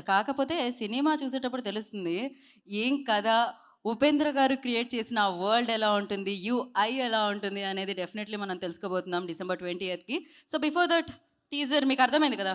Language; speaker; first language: Telugu; native; Telugu